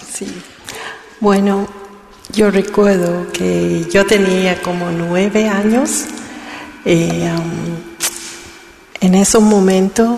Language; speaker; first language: Spanish; non-native, learner; Vietnamese